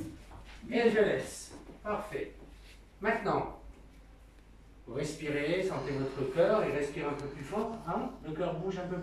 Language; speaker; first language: French; native; French